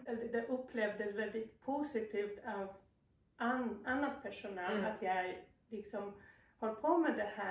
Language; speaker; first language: Swedish; non-native, fluent; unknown